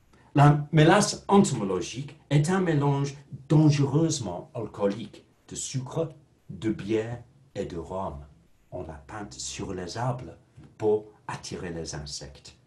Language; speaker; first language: French; non-native, fluent; English